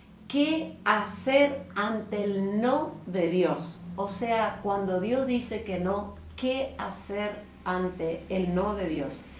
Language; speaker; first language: Spanish; native; Spanish